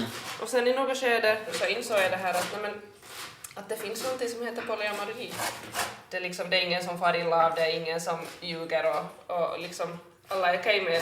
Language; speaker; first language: Swedish; native; Swedish